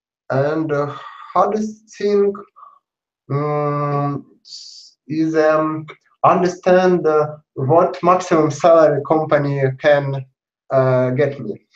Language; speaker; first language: English; non-native, learner; Russian